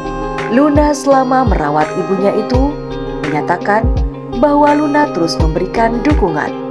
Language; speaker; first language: Indonesian; native; Indonesian